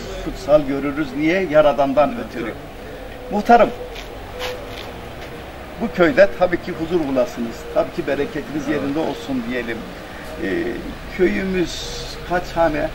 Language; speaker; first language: Turkish; native; Turkish